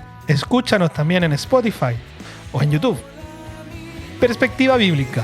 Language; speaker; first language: Spanish; native; Spanish